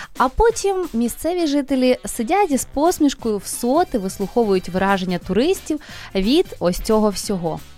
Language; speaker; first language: Ukrainian; native; Ukrainian